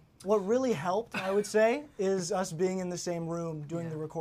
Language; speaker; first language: English; native; English